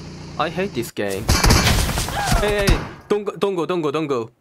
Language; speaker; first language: English; non-native, learner; Korean